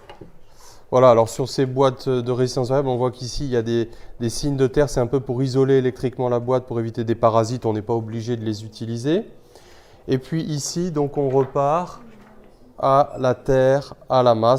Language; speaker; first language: French; native; French